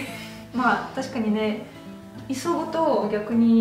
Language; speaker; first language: Japanese; non-native, fluent; Russian